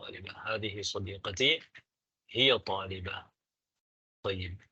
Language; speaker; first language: Arabic; non-native, fluent; Tamil